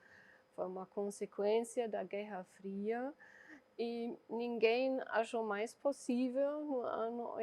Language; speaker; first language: Portuguese; non-native, fluent; German